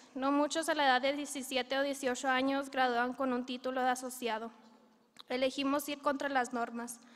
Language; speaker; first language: Spanish; early bilingual, heritage; Spanish